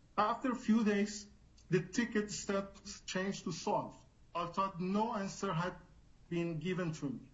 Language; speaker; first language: English; non-native, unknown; Persian